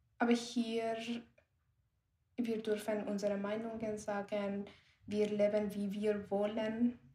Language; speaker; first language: German; non-native, learner; Persian